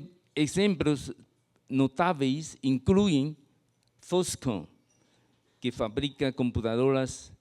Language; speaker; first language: Portuguese; non-native, fluent; Chinese